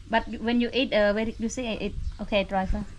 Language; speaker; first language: English; non-native, local second language; Khmer